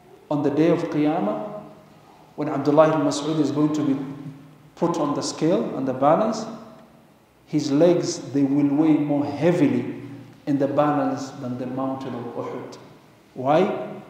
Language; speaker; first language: English; non-native, local second language; Swahili